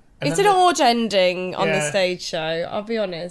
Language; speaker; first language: English; native; English